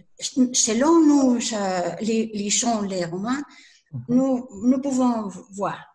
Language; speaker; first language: French; non-native, learner; Spanish